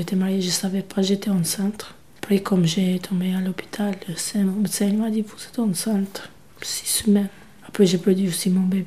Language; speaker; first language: French; non-native, learner; Albanian